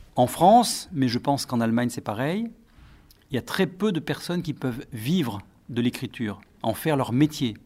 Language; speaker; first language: French; native; French